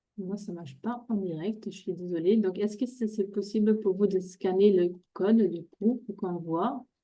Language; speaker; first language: French; non-native, fluent; German